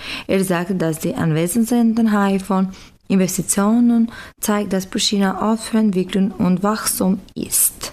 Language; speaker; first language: German; non-native, fluent; Albanian